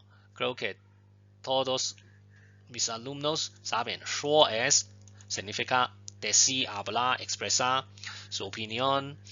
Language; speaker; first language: Spanish; non-native, fluent; Chinese